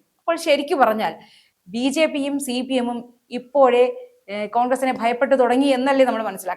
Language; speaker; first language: Malayalam; native; Malayalam